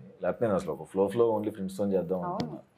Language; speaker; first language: Telugu; native; Telugu